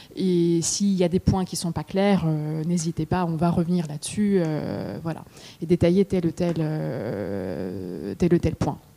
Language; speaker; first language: French; non-native, fluent; Russian